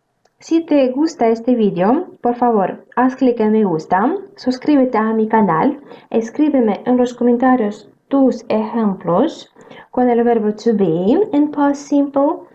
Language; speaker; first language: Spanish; non-native, fluent; Russian